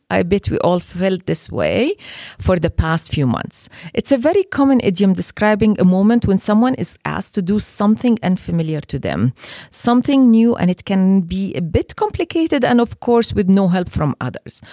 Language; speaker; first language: English; non-native, fluent; Arabic